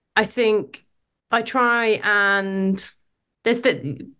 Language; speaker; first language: English; native; English